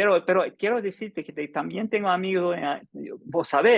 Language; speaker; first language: Spanish; non-native, fluent; English